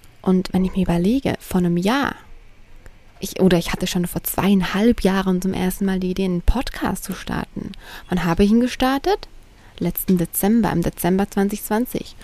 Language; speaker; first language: German; native; German